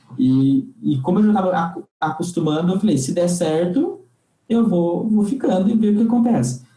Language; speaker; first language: Portuguese; native; Portuguese